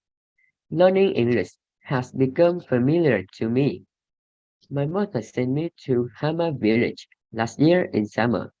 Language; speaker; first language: English; non-native, learner; Vietnamese